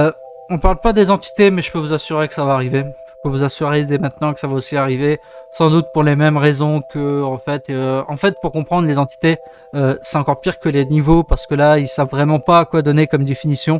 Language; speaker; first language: French; native; French